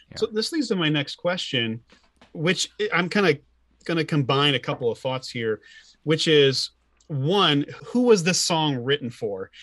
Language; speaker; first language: English; native; English